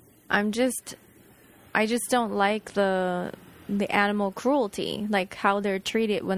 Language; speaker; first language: English; non-native, fluent; Japanese